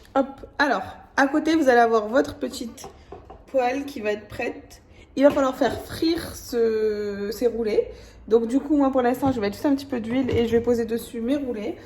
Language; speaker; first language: French; early bilingual, other home language; Arabic